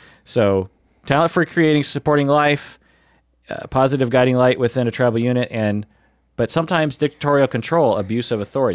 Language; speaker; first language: English; native; English